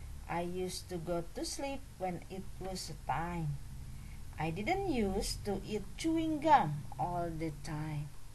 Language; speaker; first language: English; non-native, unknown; Indonesian